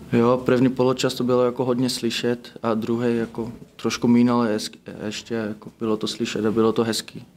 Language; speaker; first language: Czech; non-native, fluent; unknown